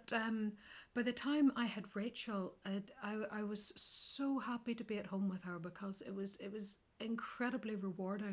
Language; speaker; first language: English; native; English